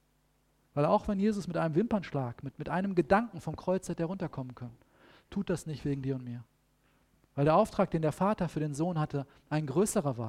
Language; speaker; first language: German; native; German